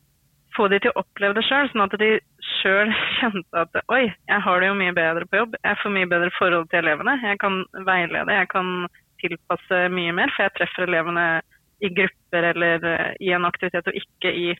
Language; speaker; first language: Norwegian; native; Norwegian